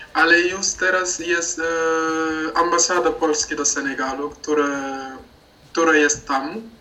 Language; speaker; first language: Polish; non-native, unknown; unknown